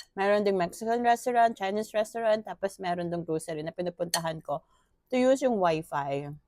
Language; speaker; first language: Filipino; native; Filipino